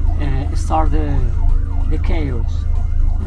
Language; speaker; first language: English; non-native, learner; Spanish